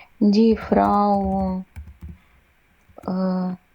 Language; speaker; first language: German; non-native, learner; Ukrainian